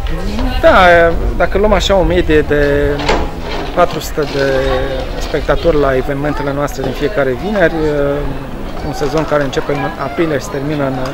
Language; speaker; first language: Romanian; native; Romanian